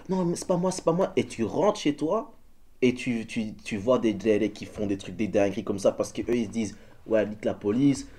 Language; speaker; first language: French; early bilingual, other home language; Dutch